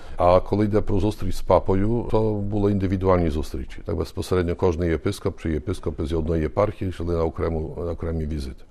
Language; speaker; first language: Ukrainian; early bilingual, heritage; Ukrainian